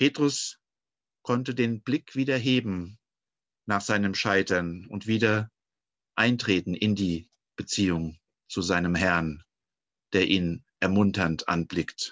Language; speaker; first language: German; native; German